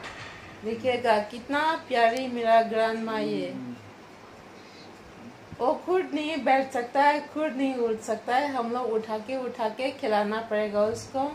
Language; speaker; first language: Hindi; non-native, local second language; Bangla